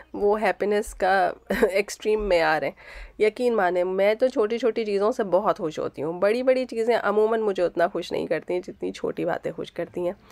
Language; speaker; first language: Urdu; native; Urdu